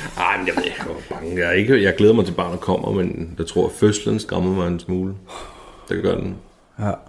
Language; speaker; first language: Danish; native; Danish